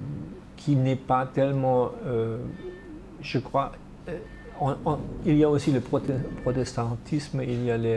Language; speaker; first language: French; non-native, fluent; German